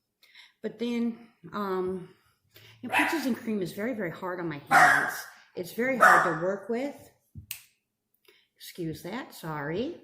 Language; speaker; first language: English; native; English